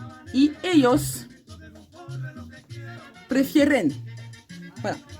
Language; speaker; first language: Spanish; non-native, fluent; French